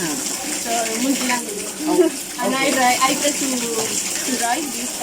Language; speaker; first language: English; non-native, learner; Spanish